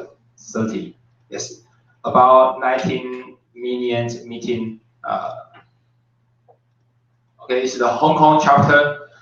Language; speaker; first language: English; non-native, learner; Chinese